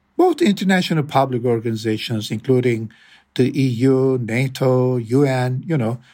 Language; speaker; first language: English; non-native, fluent; Turkish